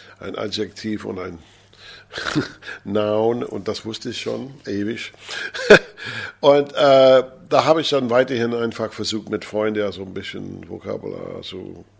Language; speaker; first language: German; non-native, fluent; English